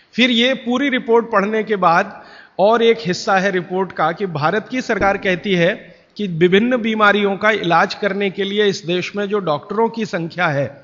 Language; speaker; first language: Hindi; native; Hindi